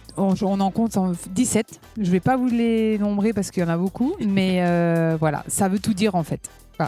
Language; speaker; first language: French; native; French